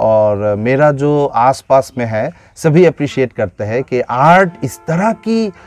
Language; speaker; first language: Hindi; non-native, fluent; Bangla